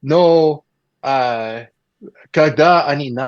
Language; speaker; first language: Russian; non-native, learner; English